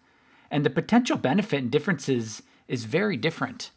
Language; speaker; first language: English; native; English